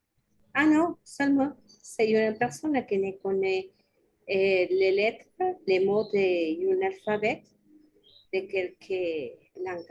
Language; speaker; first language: French; non-native, learner; Spanish